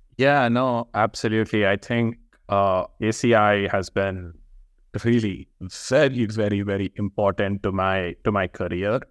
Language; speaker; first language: English; non-native, local second language; Telugu